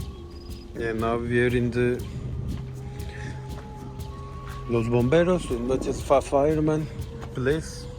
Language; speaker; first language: English; non-native, learner; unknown